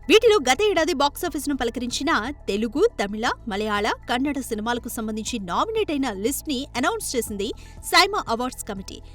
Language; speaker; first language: Telugu; native; Telugu